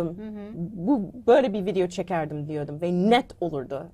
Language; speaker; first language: Turkish; non-native, learner; English